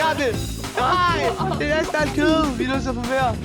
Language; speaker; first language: Danish; native; Danish